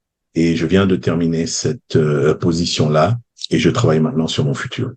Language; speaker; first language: French; native; French